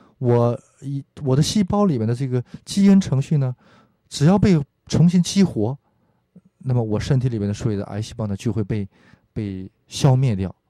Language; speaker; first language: Chinese; non-native, fluent; Korean